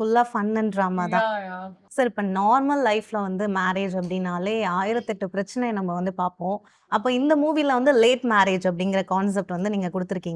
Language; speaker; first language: Tamil; native; Tamil